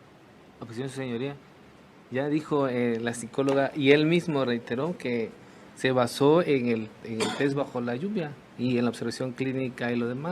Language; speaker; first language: Spanish; native; Spanish